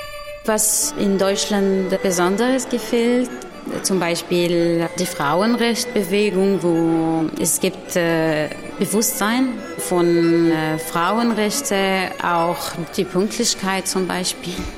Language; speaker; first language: German; non-native, learner; Arabic